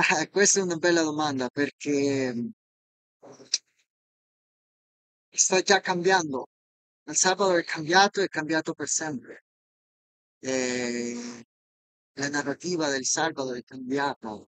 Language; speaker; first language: Italian; non-native, fluent; Spanish